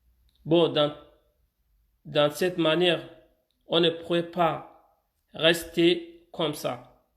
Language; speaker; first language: French; non-native, fluent; Arabic